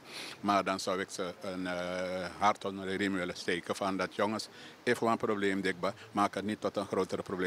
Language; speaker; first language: Dutch; native; Dutch